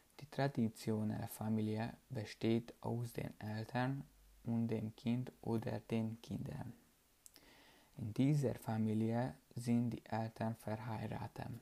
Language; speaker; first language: German; non-native, learner; Hungarian